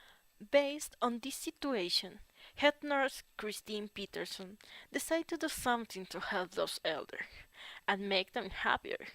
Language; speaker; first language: English; non-native, learner; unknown